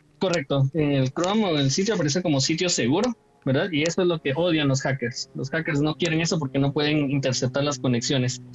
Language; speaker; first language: Spanish; native; Spanish